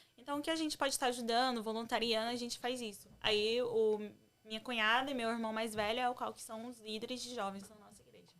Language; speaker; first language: Portuguese; early bilingual, other home language; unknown